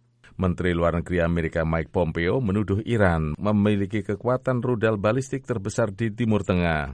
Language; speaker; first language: Indonesian; native; Indonesian